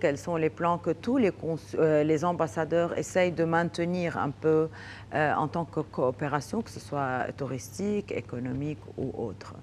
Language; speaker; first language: French; non-native, local second language; Arabic